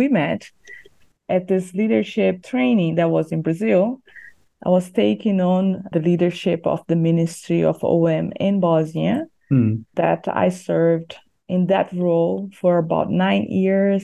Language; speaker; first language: English; non-native, fluent; Portuguese